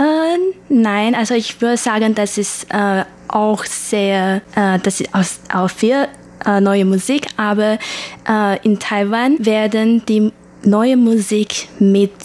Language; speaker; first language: German; non-native, learner; Chinese